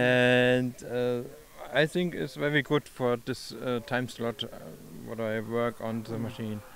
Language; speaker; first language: English; non-native, learner; German